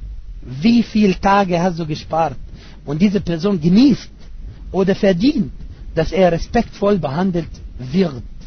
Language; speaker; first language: German; non-native, fluent; Arabic